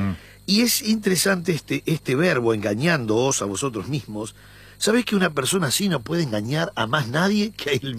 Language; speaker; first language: Spanish; native; Spanish